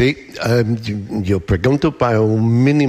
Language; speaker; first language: Spanish; non-native, learner; English